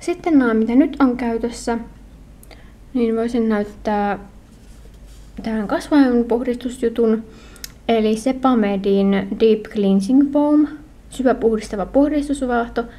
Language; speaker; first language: Finnish; native; Finnish